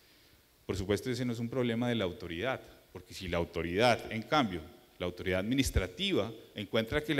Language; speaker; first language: Spanish; native; Spanish